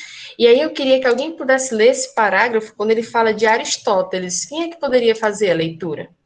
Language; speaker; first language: Portuguese; native; Portuguese